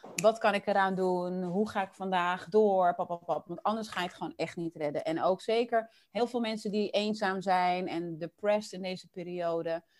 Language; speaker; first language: Dutch; early bilingual, other home language; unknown